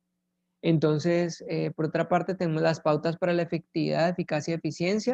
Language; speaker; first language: Spanish; native; Spanish